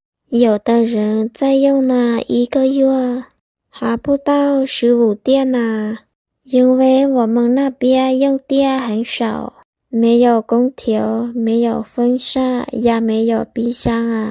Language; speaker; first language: Chinese; non-native, fluent; Lao